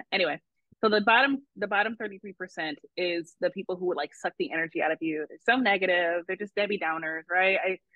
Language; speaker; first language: English; native; English